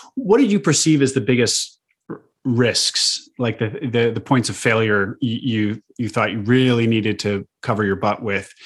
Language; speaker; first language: English; native; English